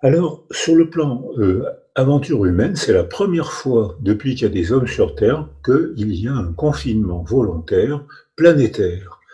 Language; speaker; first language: French; native; French